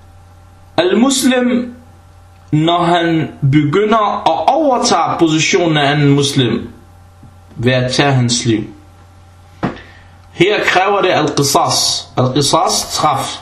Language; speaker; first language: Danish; early bilingual, other home language; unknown